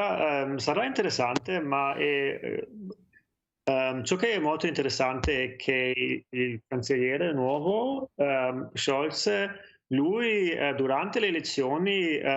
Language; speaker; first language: Italian; non-native, fluent; German